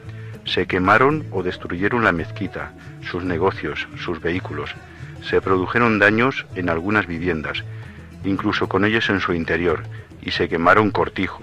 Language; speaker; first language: Spanish; native; Spanish